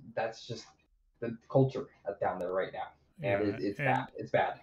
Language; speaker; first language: English; native; English